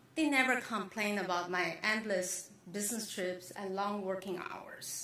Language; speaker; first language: English; non-native, fluent; Chinese